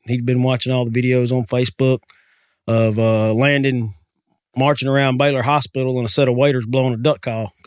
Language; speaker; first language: English; native; English